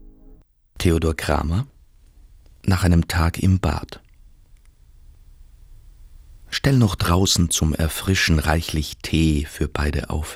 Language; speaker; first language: German; native; German